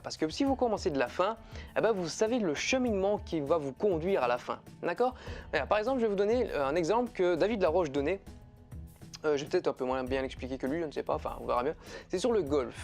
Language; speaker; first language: French; native; French